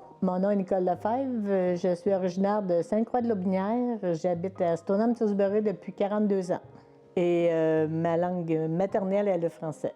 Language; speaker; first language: French; native; French